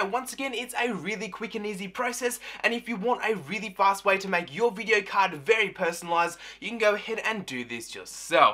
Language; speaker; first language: English; native; English